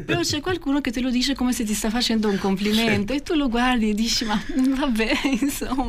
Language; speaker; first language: Italian; non-native, fluent; Albanian